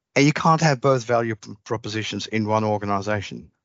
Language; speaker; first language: English; non-native, fluent; Dutch